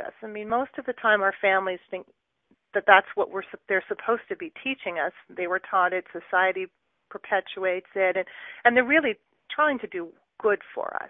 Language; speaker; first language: English; native; English